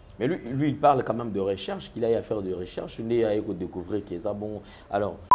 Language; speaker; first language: French; non-native, local second language; Lingala